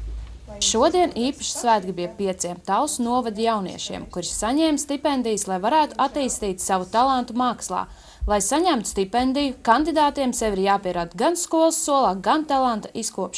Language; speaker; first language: Latvian; native; Latvian